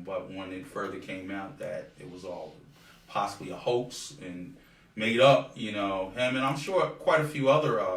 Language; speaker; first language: English; native; English